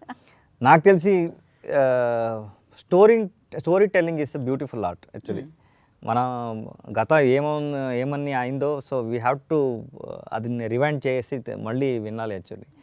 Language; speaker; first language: Telugu; non-native, learner; Kannada